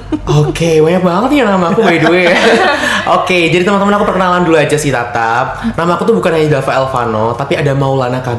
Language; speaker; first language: Indonesian; native; Indonesian